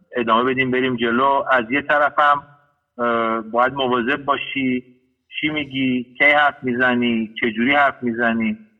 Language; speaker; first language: Persian; early bilingual, heritage; Persian